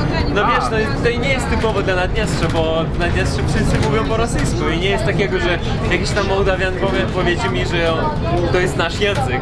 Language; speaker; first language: Polish; non-native, learner; Russian